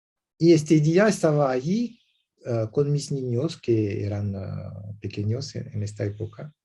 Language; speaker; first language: Spanish; non-native, learner; French